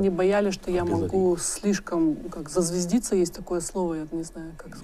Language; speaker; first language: Russian; native; Russian